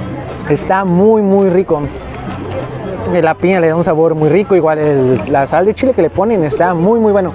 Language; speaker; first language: Spanish; native; Spanish